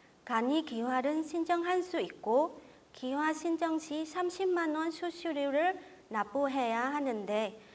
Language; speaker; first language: Korean; non-native, fluent; Vietnamese